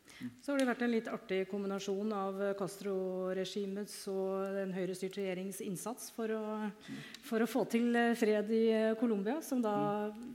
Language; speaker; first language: Norwegian; native; Norwegian